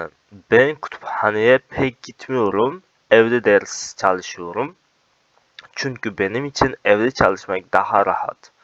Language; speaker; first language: Turkish; non-native, fluent; Uzbek